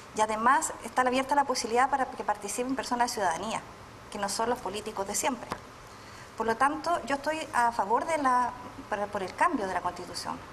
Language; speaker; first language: Spanish; native; Spanish